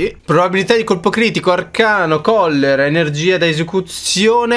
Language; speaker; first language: Italian; native; Italian